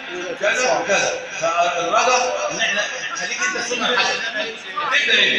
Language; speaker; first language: Arabic; native; Arabic